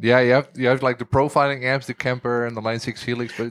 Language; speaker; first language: English; non-native, fluent; Dutch